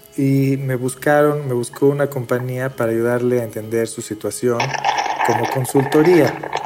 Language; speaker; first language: Spanish; early bilingual, other home language; Hebrew